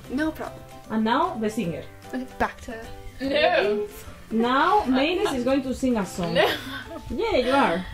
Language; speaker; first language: English; non-native, fluent; Spanish